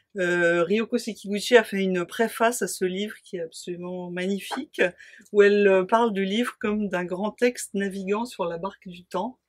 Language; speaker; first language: French; native; French